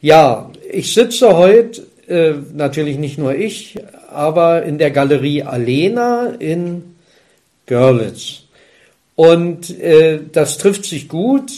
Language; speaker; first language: German; native; German